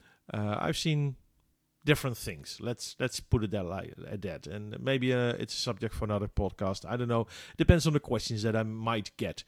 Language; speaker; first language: English; non-native, fluent; Dutch